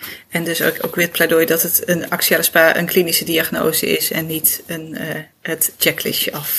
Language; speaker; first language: Dutch; native; Dutch